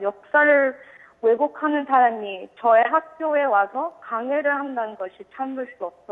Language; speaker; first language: Korean; early bilingual, heritage; Korean